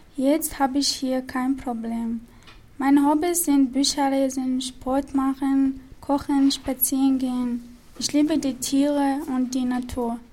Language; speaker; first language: German; non-native, learner; Chechen